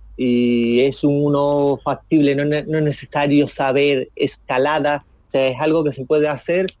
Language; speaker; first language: Spanish; native; Spanish